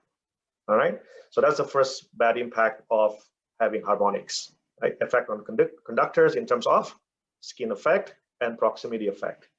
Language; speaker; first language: English; non-native, fluent; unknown